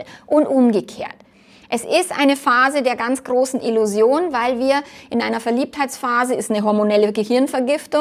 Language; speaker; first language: German; native; German